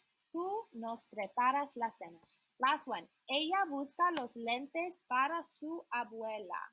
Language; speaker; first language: Spanish; non-native, learner; English